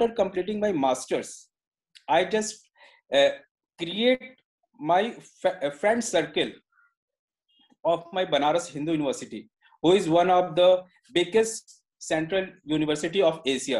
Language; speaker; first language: English; non-native, local second language; Hindi